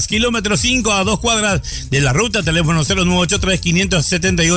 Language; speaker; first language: Spanish; native; Spanish